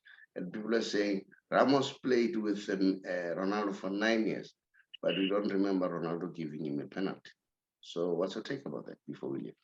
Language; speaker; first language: English; non-native, local second language; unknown